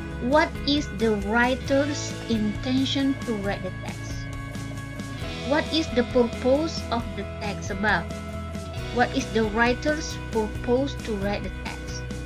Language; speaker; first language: English; non-native, fluent; Indonesian